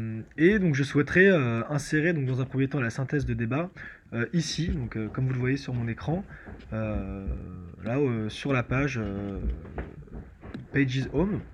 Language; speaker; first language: French; native; French